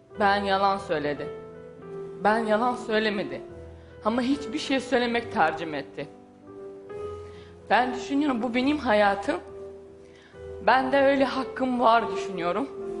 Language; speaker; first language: Turkish; non-native, learner; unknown